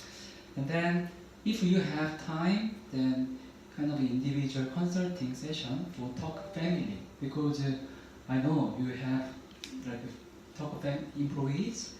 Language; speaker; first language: English; non-native, learner; Korean